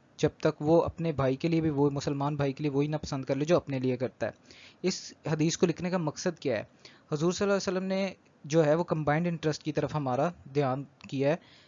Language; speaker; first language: Urdu; native; Urdu